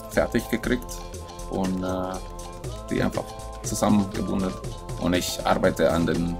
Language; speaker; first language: German; non-native, fluent; Spanish